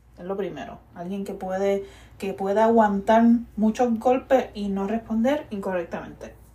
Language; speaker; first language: Spanish; early bilingual, heritage; Spanish